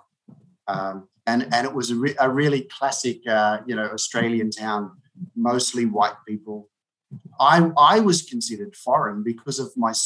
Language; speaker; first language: English; native; English